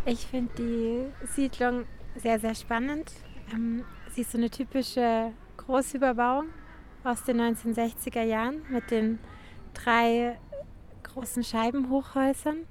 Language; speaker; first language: German; native; German